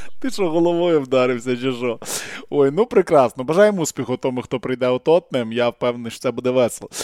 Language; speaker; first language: Ukrainian; non-native, local second language; Russian